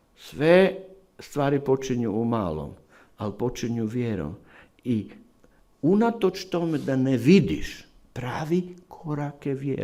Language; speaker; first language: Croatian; non-native, fluent; Slovak